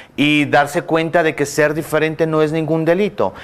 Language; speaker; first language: Spanish; native; Spanish